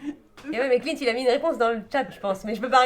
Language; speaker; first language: French; native; French